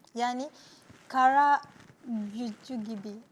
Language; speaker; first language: Turkish; non-native, learner; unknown